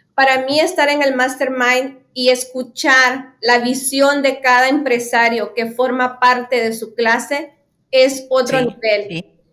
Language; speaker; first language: Spanish; native; Spanish